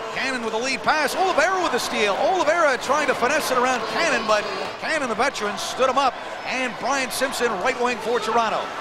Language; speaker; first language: English; native; English